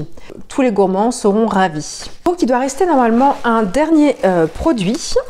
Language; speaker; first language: French; native; French